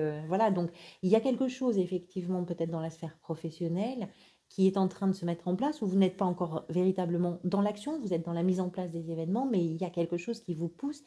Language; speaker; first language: French; native; French